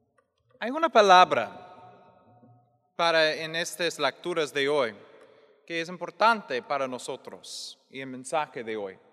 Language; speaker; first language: Spanish; non-native, fluent; English